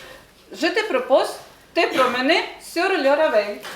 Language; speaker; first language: French; non-native, learner; Ukrainian